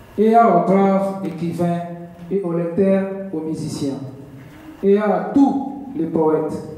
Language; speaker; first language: French; non-native, learner; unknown